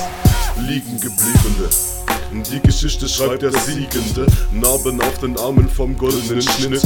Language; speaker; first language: German; native; German